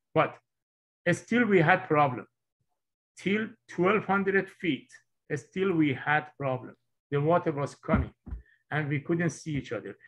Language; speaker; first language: English; non-native, fluent; Persian